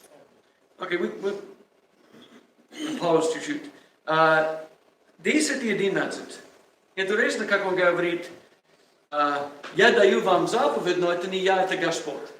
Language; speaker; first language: Russian; non-native, learner; English